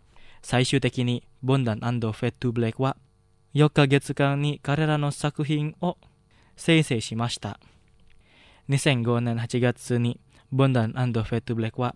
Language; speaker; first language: Japanese; non-native, fluent; Indonesian